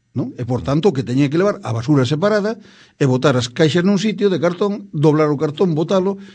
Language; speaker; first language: Galician; native; Galician